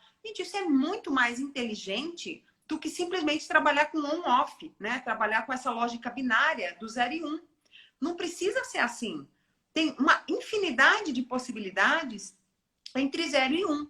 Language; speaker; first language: Portuguese; native; Portuguese